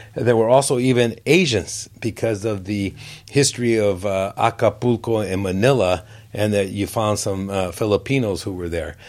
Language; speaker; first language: English; native; English